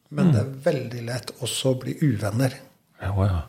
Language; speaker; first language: Norwegian; non-native, fluent; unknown